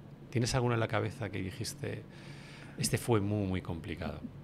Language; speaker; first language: Spanish; native; Spanish